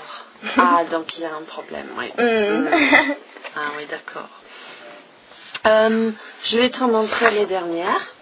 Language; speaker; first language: French; non-native, fluent; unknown